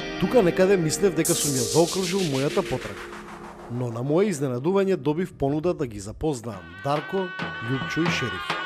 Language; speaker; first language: Macedonian; native; Macedonian